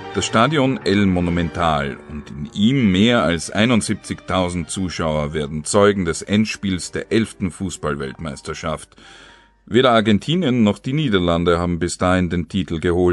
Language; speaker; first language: German; native; German